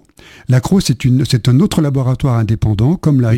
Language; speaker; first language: French; native; French